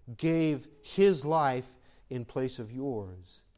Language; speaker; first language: English; native; English